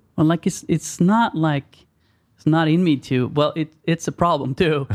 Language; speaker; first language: English; non-native, fluent; Swedish